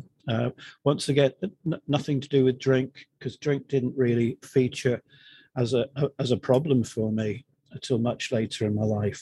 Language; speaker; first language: English; native; English